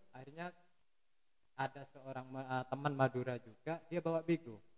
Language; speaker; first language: Indonesian; non-native, local second language; Madurese